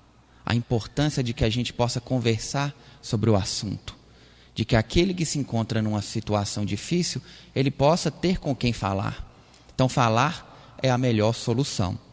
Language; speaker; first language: Portuguese; native; Portuguese